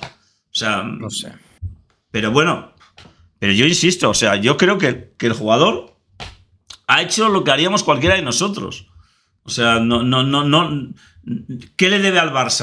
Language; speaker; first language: Spanish; native; Spanish